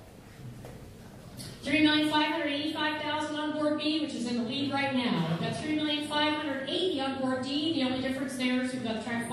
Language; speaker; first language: English; native; English